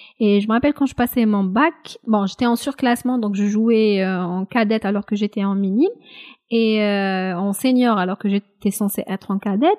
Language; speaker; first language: French; non-native, local second language; Kabyle